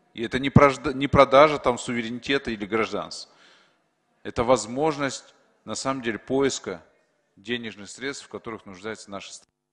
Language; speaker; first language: Russian; non-native, local second language; Kyrgyz